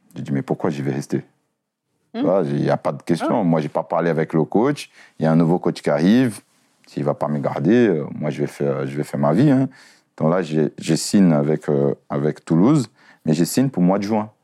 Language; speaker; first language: French; non-native, fluent; Portuguese